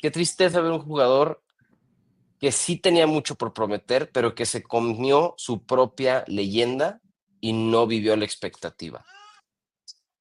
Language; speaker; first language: Spanish; native; Spanish